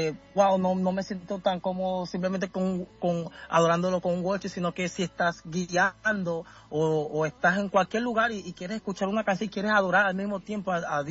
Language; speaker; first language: Spanish; native; Spanish